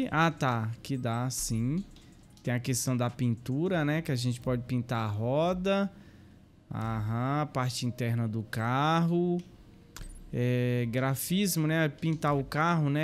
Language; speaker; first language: Portuguese; native; Portuguese